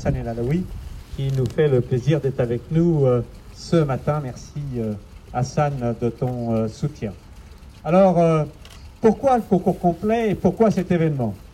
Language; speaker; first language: French; native; French